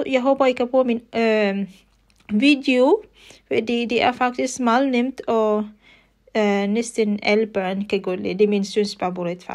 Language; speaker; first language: Danish; non-native, fluent; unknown